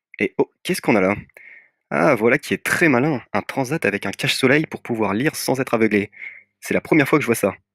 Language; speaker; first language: French; native; French